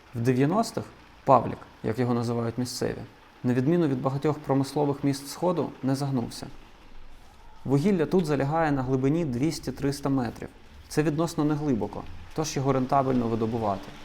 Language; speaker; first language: Ukrainian; native; Ukrainian